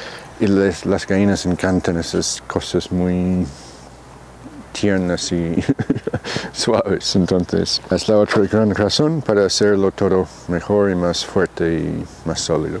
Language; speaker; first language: Spanish; non-native, fluent; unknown